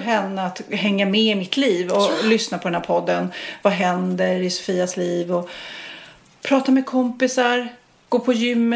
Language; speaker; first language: Swedish; native; Swedish